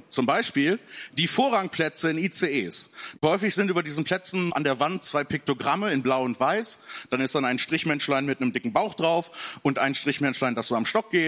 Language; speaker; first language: German; native; German